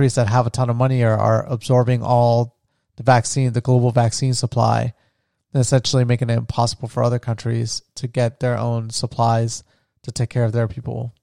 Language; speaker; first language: English; early bilingual, other home language; Spanish